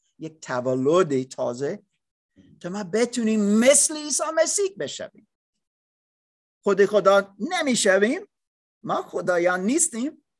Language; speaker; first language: Persian; non-native, learner; English